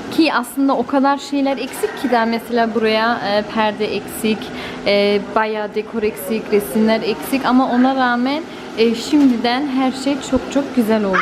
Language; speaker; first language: Turkish; early bilingual, heritage; Turkish